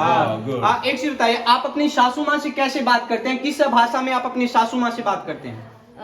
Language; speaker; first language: Hindi; native; Hindi